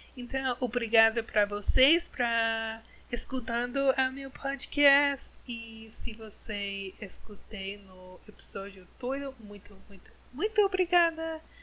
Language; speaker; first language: Portuguese; non-native, learner; English